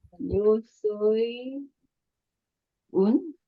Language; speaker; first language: Spanish; non-native, learner; Korean